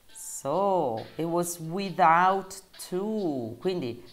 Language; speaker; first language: English; non-native, fluent; Italian